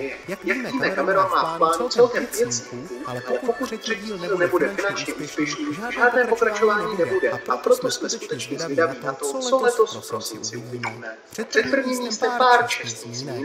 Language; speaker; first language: Czech; native; Czech